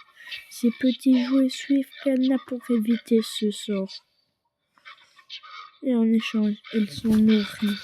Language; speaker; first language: French; native; French